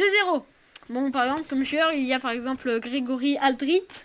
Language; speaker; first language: French; native; French